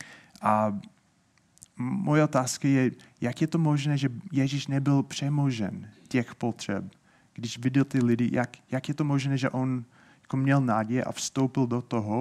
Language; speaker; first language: Czech; non-native, fluent; English